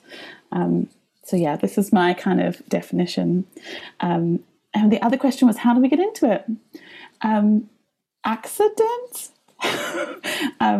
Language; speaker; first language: English; native; English